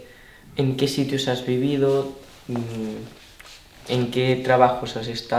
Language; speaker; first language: Spanish; non-native, local second language; Catalan